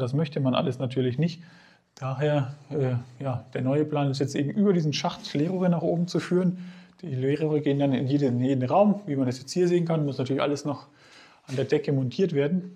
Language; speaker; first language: German; native; German